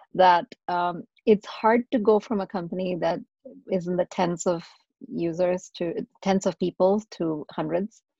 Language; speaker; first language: English; non-native, local second language; Tamil